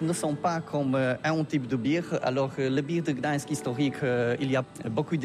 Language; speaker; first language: French; non-native, learner; Polish